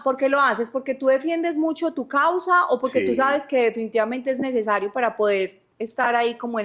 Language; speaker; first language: Spanish; native; Spanish